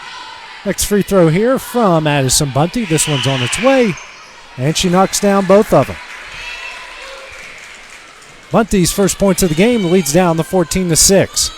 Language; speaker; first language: English; native; English